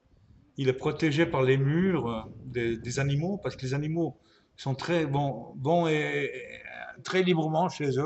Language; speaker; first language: French; native; French